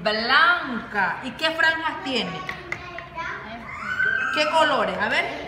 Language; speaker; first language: Spanish; native; Spanish